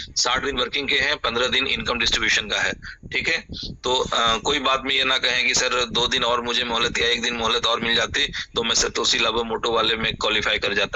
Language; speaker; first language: Hindi; native; Hindi